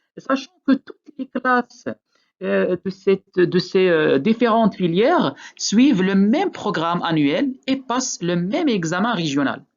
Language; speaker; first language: French; non-native, local second language; Arabic